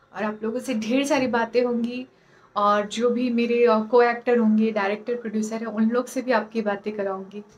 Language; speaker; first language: Hindi; native; Hindi